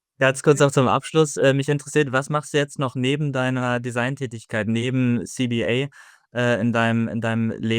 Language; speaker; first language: German; native; German